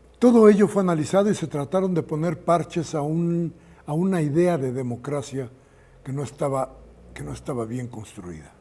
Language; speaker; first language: Spanish; native; Spanish